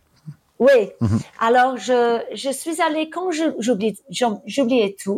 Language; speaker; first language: French; early bilingual, heritage; English